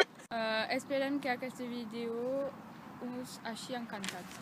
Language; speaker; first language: Catalan; non-native, local second language; French